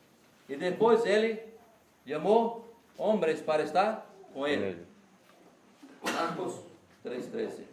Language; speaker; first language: Spanish; non-native, learner; Portuguese